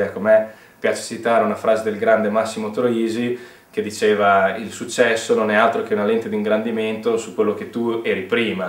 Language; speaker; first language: Italian; native; Italian